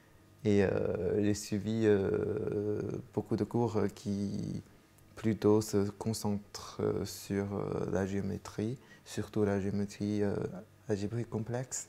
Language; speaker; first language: French; non-native, fluent; Chinese